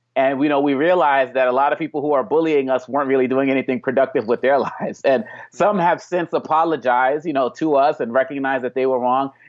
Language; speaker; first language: English; native; English